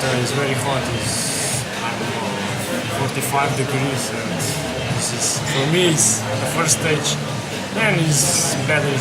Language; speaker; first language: English; non-native, learner; Slovenian